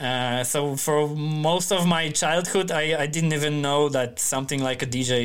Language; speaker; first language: English; non-native, fluent; Polish